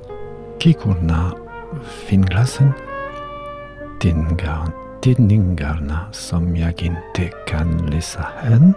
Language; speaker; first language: Swedish; non-native, learner; French